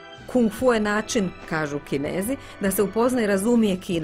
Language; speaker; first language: Bosnian; native; Bosnian